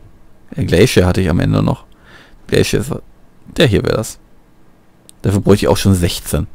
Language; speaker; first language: German; native; German